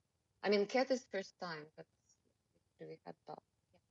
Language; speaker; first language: English; non-native, learner; Russian